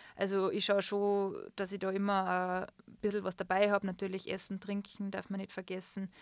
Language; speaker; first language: German; native; German